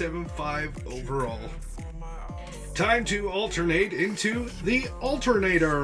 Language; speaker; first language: English; native; English